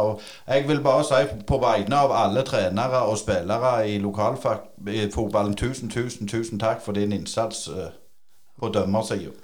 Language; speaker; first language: Norwegian; native; Norwegian